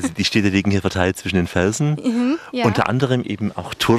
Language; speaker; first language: German; native; German